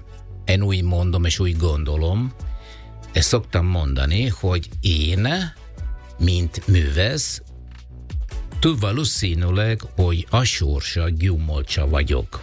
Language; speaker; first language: Hungarian; non-native, learner; Italian